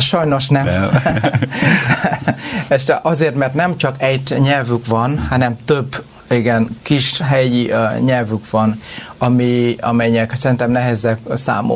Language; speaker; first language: Hungarian; non-native, learner; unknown